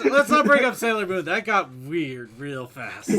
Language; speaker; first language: English; native; English